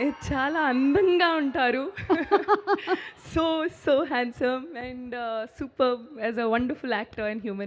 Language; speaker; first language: Telugu; non-native, learner; Hindi